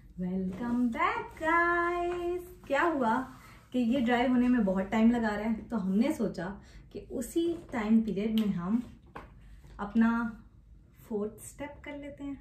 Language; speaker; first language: Urdu; native; Urdu